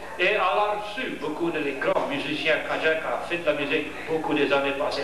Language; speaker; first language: French; early bilingual, heritage; French